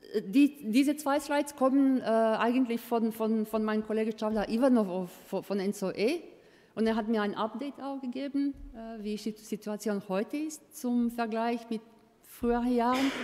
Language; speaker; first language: German; non-native, fluent; Croatian